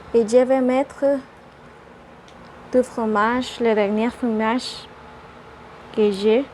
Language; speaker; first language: French; non-native, learner; Spanish